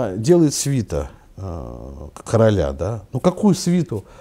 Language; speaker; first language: Russian; native; Russian